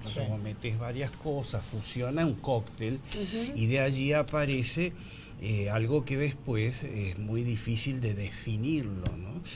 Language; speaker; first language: Spanish; native; Spanish